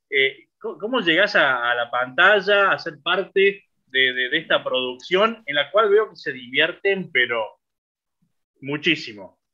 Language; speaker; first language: Spanish; native; Spanish